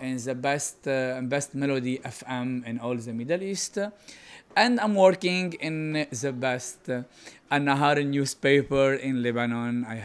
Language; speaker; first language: English; non-native, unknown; Arabic